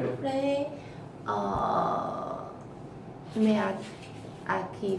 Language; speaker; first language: Spanish; non-native, learner; Russian